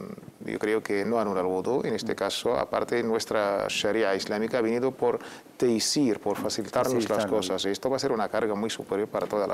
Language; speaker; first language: Spanish; native; Spanish